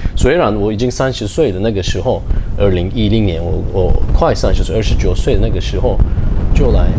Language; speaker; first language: Chinese; non-native, fluent; Turkish